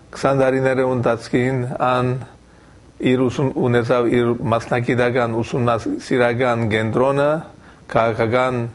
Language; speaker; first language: Armenian; early bilingual, heritage; Armenian